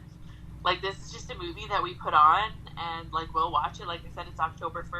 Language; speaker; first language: English; native; English